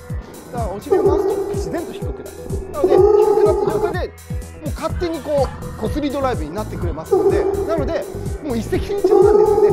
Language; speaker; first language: Japanese; native; Japanese